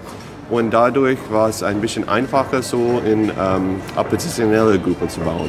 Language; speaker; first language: German; non-native, fluent; English